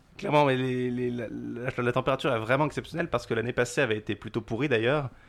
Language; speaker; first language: French; native; French